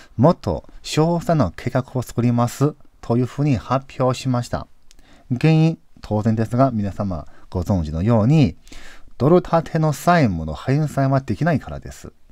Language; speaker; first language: Japanese; non-native, fluent; Chinese